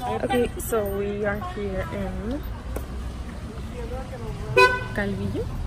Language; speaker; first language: English; early bilingual, other home language; Spanish